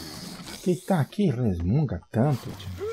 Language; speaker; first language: Portuguese; native; Portuguese